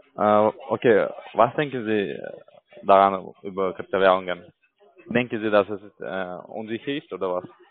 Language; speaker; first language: German; non-native, learner; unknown